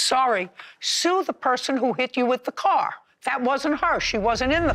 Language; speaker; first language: English; native; English